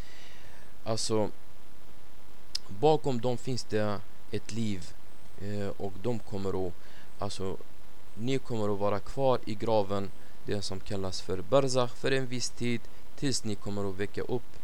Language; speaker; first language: Swedish; non-native, fluent; Arabic